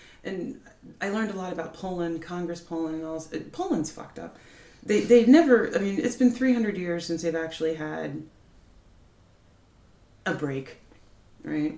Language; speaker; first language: English; native; English